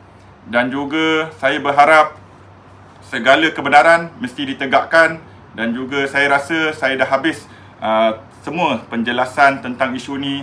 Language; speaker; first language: Malay; native; Malay